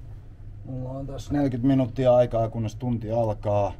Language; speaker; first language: Finnish; native; Finnish